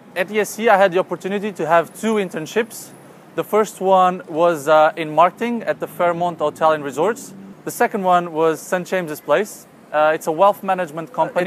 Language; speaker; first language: English; non-native, fluent; Portuguese